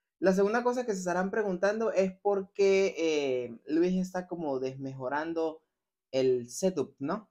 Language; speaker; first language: Spanish; native; Spanish